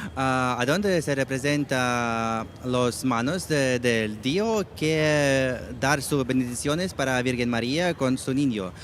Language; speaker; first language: Spanish; non-native, learner; Ukrainian